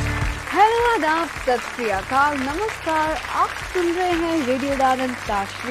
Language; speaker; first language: Hindi; native; Hindi